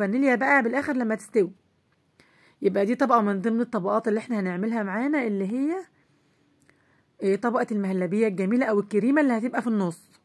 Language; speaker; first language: Arabic; native; Arabic